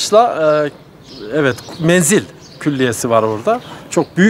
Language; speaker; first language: Turkish; native; Turkish